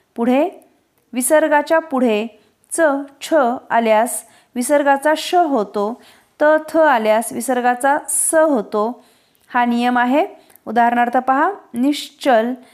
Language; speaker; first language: Marathi; native; Marathi